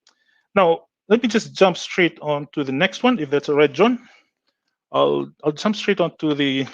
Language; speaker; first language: English; non-native, local second language; Fijian